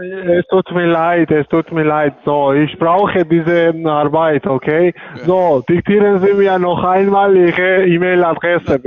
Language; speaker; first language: German; non-native, learner; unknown